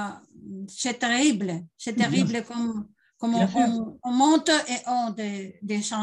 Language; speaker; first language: French; non-native, learner; Spanish